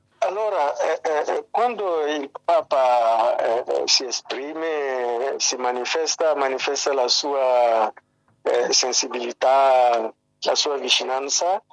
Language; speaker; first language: Italian; non-native, fluent; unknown